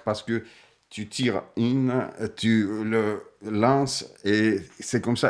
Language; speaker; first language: French; non-native, fluent; Russian